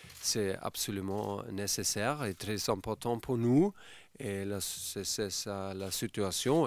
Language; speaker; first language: French; non-native, fluent; German